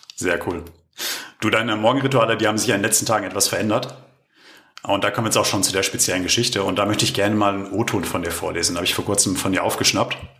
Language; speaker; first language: German; native; German